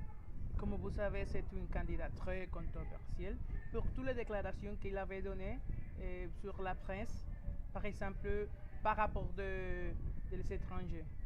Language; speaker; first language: French; non-native, learner; Spanish